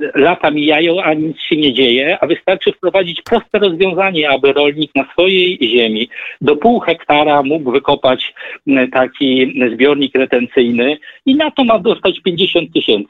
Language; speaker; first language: Polish; native; Polish